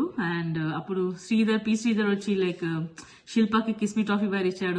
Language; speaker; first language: Telugu; native; Telugu